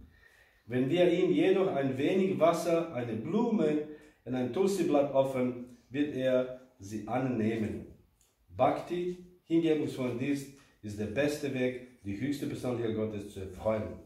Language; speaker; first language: German; non-native, fluent; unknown